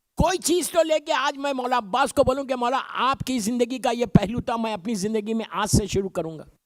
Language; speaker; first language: Urdu; native; Urdu